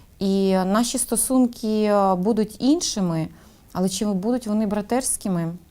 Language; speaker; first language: Ukrainian; non-native, local second language; Russian